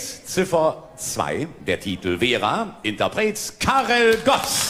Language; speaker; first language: German; native; German